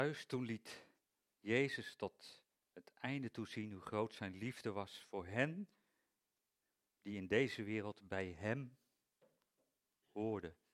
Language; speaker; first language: Dutch; native; Dutch